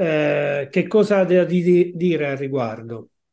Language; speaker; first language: Italian; native; Italian